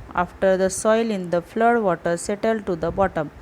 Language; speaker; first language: English; non-native, local second language; Marathi